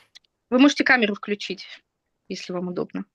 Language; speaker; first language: Russian; native; Russian